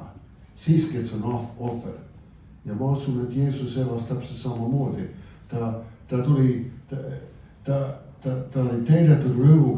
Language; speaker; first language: Estonian; early bilingual, heritage; Estonian